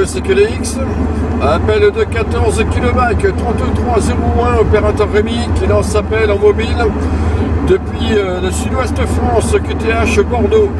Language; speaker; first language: French; native; French